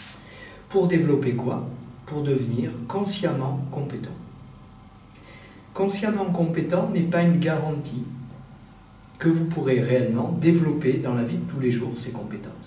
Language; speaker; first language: French; native; French